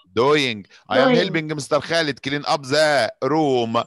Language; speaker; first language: English; non-native, fluent; Arabic